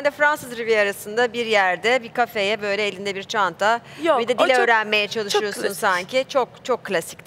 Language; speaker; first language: Turkish; native; Turkish